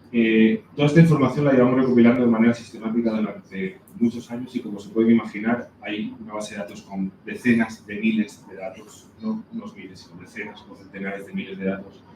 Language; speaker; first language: Spanish; native; Spanish